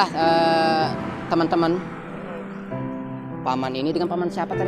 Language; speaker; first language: Indonesian; non-native, local second language; Sasak